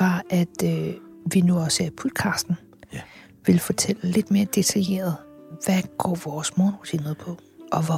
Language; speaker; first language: Danish; native; Danish